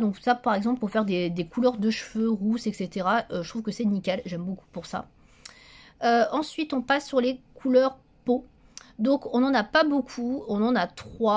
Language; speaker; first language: French; native; French